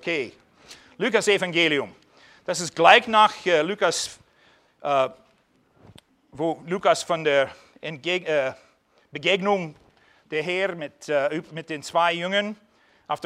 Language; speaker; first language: German; non-native, fluent; English